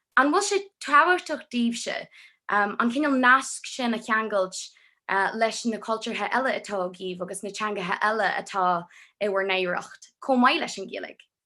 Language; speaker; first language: Irish; non-native, local second language; English